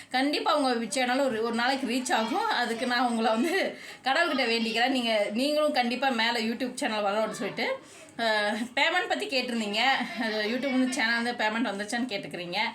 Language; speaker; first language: Tamil; native; Tamil